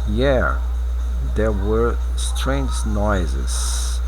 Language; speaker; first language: English; non-native, fluent; Portuguese